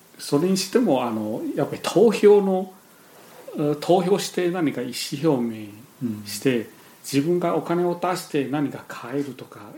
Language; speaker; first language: Japanese; non-native, fluent; Chinese